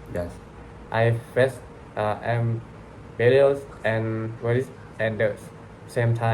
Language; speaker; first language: English; non-native, learner; Thai